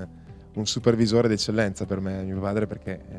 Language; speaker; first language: Italian; native; Italian